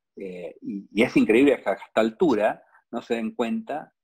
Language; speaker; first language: Spanish; native; Spanish